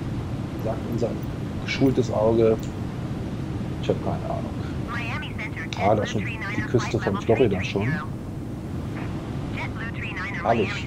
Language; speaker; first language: German; native; German